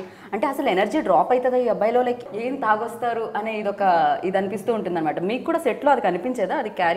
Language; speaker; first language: Telugu; native; Telugu